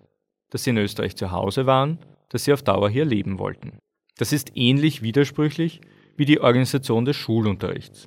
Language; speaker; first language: German; native; German